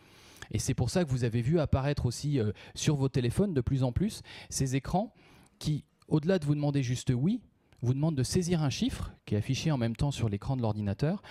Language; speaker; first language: French; native; French